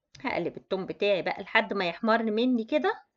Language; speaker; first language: Arabic; native; Arabic